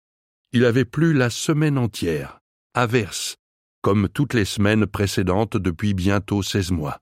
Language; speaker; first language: French; native; French